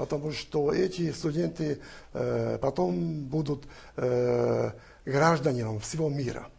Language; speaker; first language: Russian; non-native, fluent; Hungarian